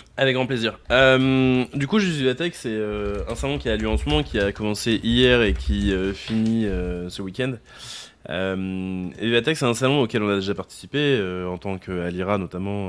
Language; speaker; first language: French; native; French